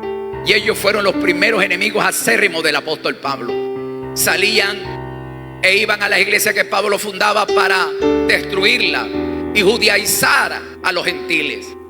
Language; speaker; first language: Spanish; native; Spanish